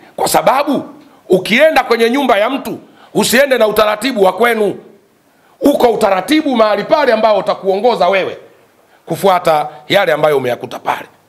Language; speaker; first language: Swahili; native; Swahili